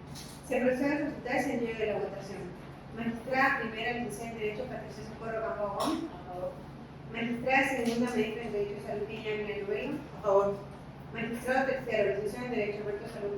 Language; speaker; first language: Spanish; native; Spanish